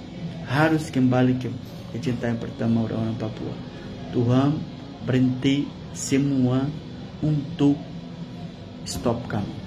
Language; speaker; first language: Indonesian; non-native, fluent; Portuguese